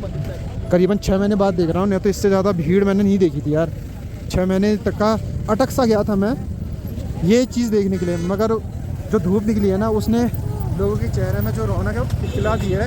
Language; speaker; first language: Hindi; native; Hindi